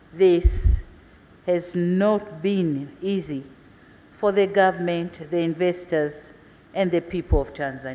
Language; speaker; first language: English; non-native, local second language; Swahili